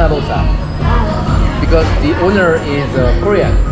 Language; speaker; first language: English; non-native, learner; Korean